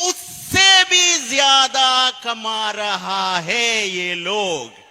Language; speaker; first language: Hindi; non-native, local second language; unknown